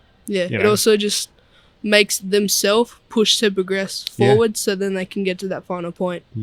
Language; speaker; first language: English; native; English